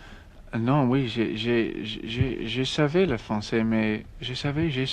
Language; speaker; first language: French; non-native, learner; English